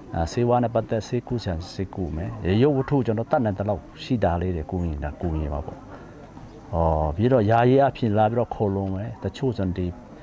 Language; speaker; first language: Burmese; non-native, local second language; Shwe Palaung